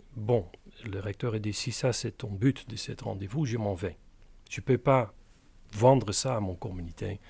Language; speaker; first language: French; non-native, fluent; Dutch